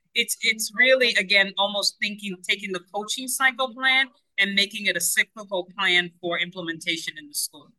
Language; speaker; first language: English; non-native, fluent; Spanish